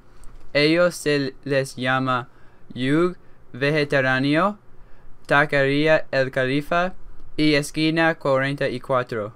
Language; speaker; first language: Spanish; non-native, learner; English